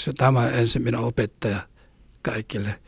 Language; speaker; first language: Finnish; non-native, learner; Korean